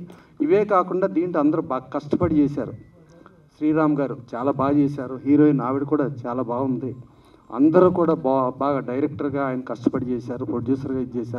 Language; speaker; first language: Telugu; native; Telugu